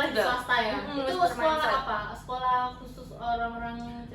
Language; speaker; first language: Indonesian; native; Indonesian